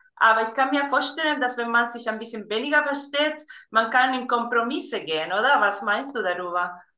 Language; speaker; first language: German; non-native, fluent; Spanish